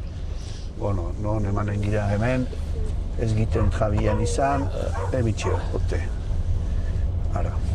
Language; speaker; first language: Basque; native; Basque